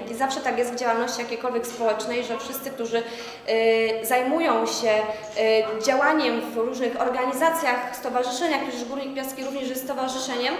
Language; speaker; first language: Polish; native; Polish